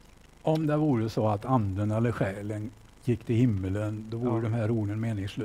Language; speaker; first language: Swedish; native; Swedish